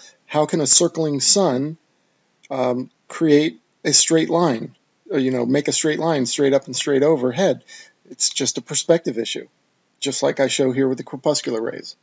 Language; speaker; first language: English; native; English